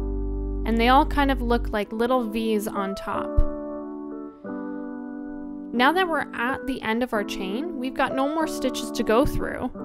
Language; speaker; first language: English; native; English